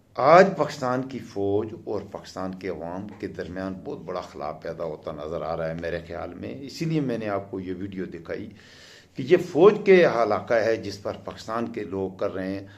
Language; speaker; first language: Urdu; non-native, local second language; Pashto